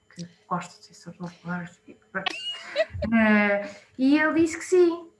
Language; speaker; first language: Portuguese; native; Portuguese